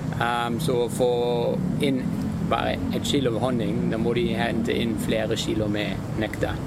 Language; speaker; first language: Norwegian; non-native, fluent; German